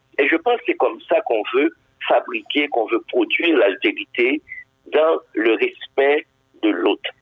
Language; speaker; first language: French; non-native, local second language; Haitian Creole